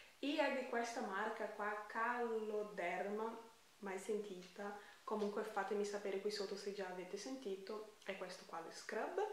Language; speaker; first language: Italian; non-native, fluent; Portuguese